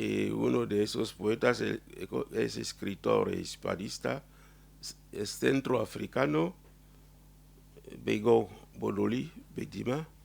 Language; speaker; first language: Spanish; non-native, fluent; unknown